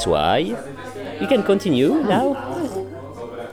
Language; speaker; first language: English; non-native, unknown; French